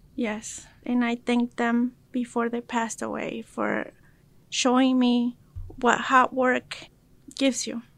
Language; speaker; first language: English; early bilingual, other home language; Spanish